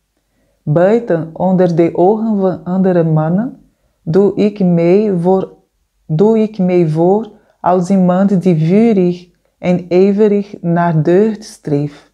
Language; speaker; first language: Dutch; non-native, fluent; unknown